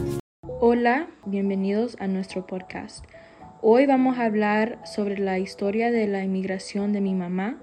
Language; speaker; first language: Spanish; early bilingual, heritage; Spanish